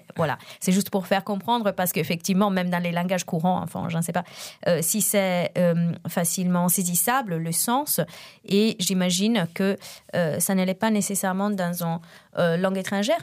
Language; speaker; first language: French; non-native, fluent; Italian